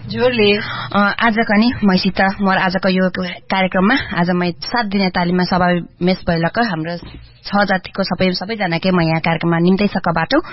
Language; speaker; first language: Nepali; non-native, local second language; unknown